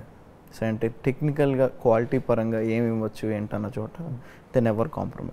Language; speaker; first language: Telugu; native; Telugu